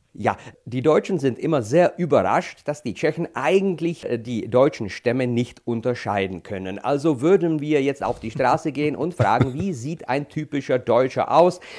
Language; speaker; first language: German; non-native, fluent; Czech